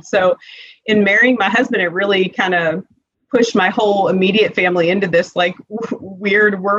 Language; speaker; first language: English; native; English